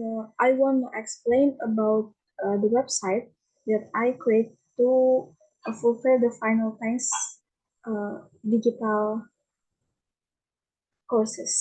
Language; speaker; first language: English; non-native, learner; Indonesian